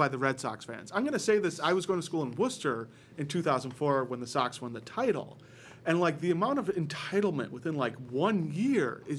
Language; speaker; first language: English; native; English